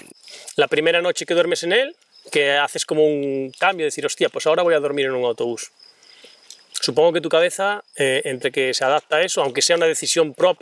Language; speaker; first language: Spanish; native; Spanish